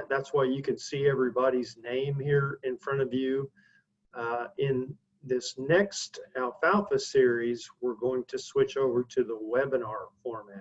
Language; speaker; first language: English; native; English